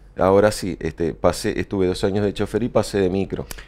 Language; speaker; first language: Spanish; native; Spanish